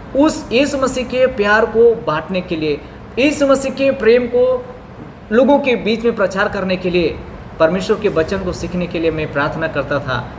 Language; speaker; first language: Hindi; non-native, local second language; Bhojpuri